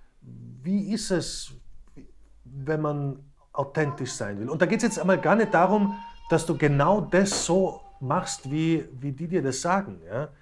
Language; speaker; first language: German; early bilingual, other home language; Slovak